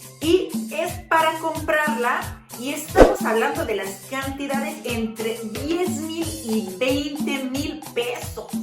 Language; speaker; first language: Spanish; non-native, fluent; Serbian